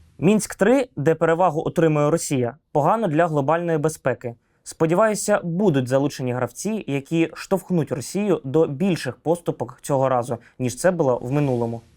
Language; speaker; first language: Ukrainian; native; Ukrainian